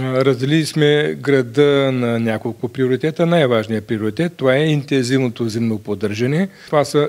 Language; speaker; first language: Bulgarian; native; Bulgarian